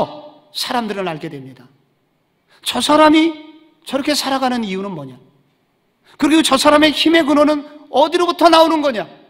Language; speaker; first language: Korean; native; Korean